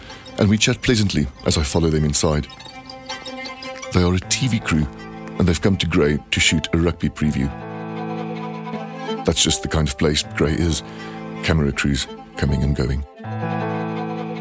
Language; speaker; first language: English; non-native, local second language; Dutch